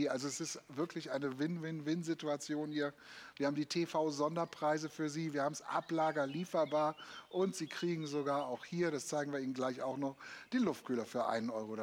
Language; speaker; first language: German; native; German